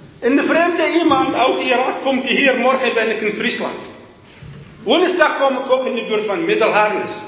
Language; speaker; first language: Dutch; non-native, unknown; Arabic